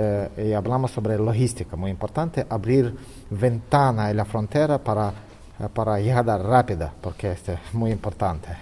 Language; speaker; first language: Spanish; non-native, learner; Ukrainian